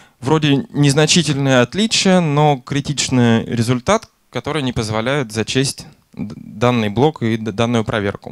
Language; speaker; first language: Russian; native; Russian